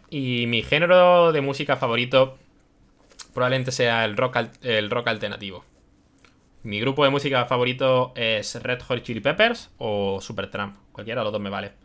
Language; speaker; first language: Spanish; early bilingual, other home language; German